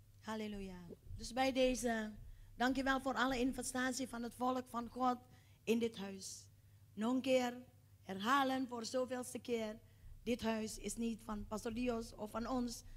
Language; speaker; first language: Dutch; non-native, fluent; Indonesian